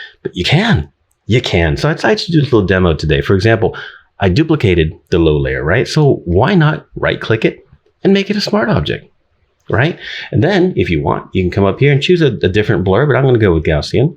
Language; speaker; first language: English; native; English